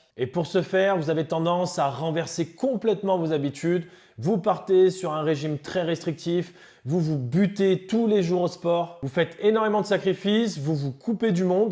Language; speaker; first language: French; native; French